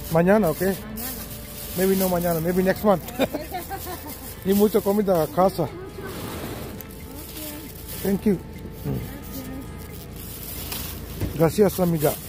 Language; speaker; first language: Spanish; non-native, learner; Sinhala